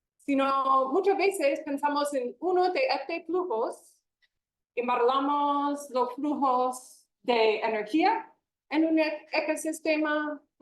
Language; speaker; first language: Spanish; non-native, fluent; English